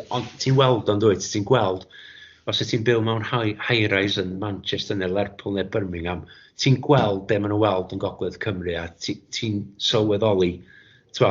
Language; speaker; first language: Welsh; native; Welsh